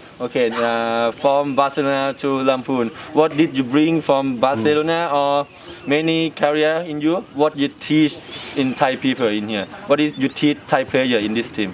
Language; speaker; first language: English; non-native, learner; Thai